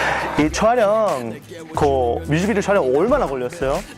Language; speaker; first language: Korean; non-native, fluent; English